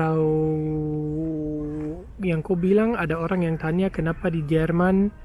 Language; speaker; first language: Indonesian; non-native, fluent; German